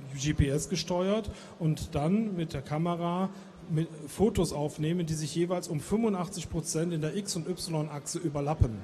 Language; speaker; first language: German; native; German